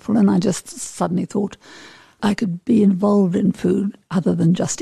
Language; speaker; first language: English; native; English